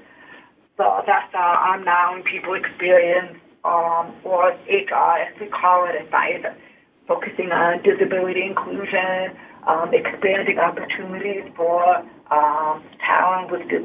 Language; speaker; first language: English; early bilingual, other home language; Hungarian